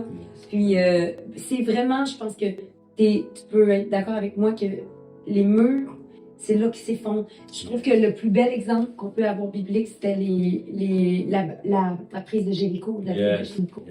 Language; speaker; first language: French; native; French